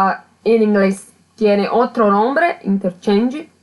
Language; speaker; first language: Spanish; non-native, learner; Portuguese